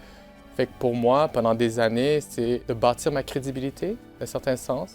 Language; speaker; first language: French; native; French